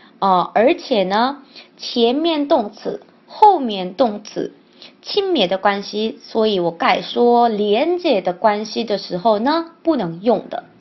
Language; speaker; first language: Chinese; non-native, learner; Korean